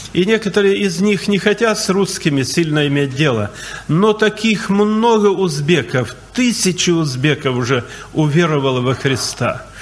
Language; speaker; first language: Russian; native; Russian